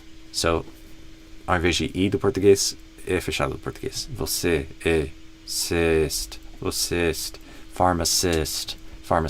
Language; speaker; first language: Portuguese; non-native, fluent; English